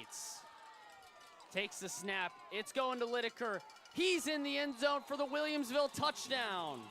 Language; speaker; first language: English; native; English